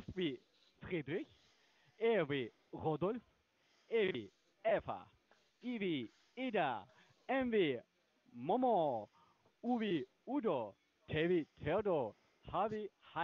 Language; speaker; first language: German; non-native, learner; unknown